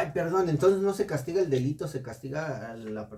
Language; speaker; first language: Spanish; native; Spanish